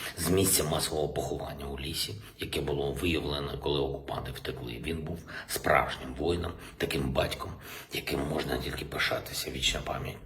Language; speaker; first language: Ukrainian; non-native, local second language; Russian